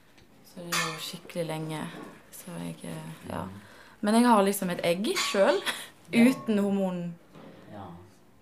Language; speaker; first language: Norwegian; native; Norwegian